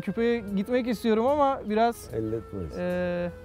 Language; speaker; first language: Turkish; native; Turkish